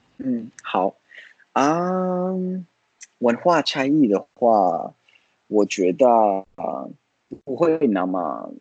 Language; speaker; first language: Chinese; non-native, fluent; Italian